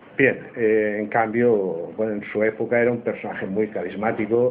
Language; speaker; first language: Spanish; native; Spanish